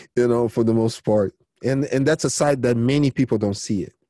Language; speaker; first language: English; early bilingual, other home language; Portuguese